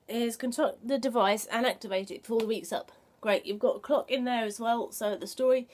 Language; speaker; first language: English; native; English